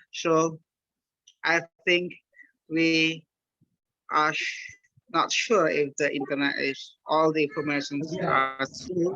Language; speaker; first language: English; non-native, learner; Indonesian